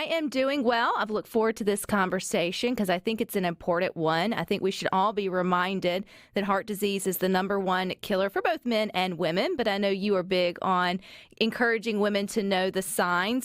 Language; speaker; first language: English; native; English